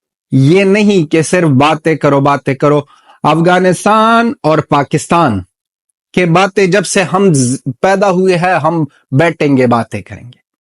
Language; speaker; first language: Hindi; non-native, fluent; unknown